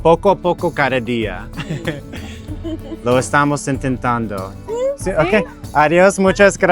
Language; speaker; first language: Spanish; non-native, learner; English